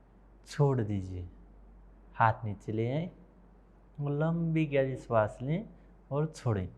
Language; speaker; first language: Hindi; native; Hindi